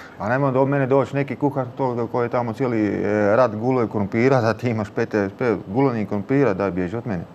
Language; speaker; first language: Bosnian; non-native, learner; Dutch